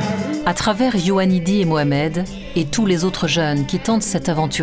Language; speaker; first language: French; native; French